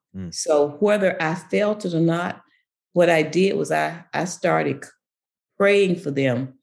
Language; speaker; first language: English; native; English